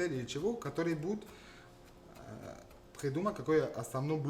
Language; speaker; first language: Russian; non-native, fluent; French